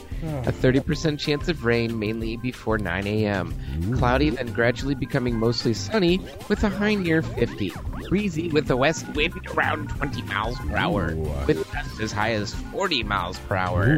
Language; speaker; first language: English; native; English